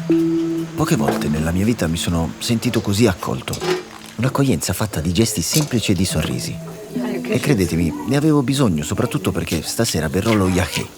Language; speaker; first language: Italian; native; Italian